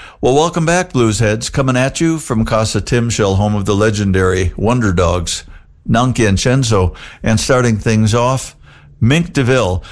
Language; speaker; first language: English; native; English